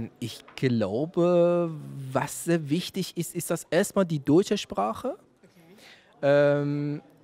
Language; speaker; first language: German; non-native, fluent; Persian